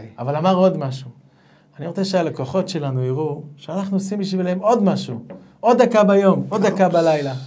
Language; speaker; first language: Hebrew; native; Hebrew